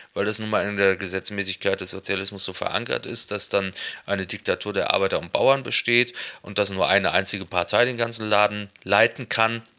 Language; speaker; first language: German; native; German